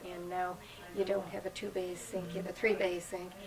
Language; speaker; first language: English; native; English